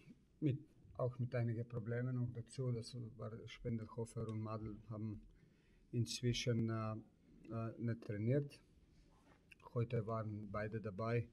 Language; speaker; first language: German; non-native, learner; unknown